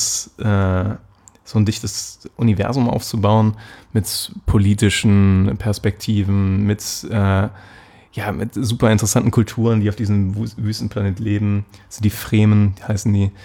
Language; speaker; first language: German; native; German